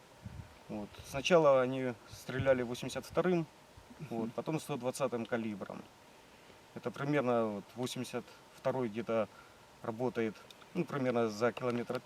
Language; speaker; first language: Russian; native; Russian